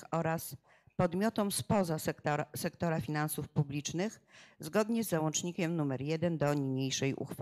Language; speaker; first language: Polish; native; Polish